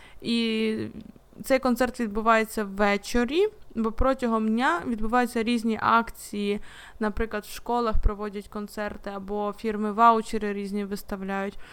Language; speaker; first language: Ukrainian; native; Ukrainian